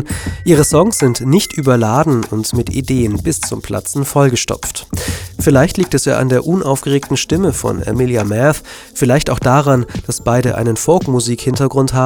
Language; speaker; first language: German; native; German